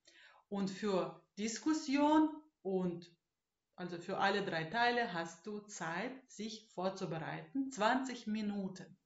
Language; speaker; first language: German; non-native, fluent; Russian